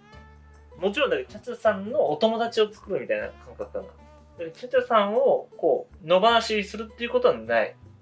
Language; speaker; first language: Japanese; native; Japanese